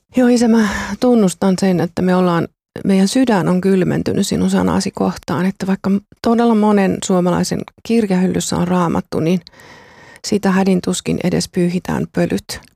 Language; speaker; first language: Finnish; native; Finnish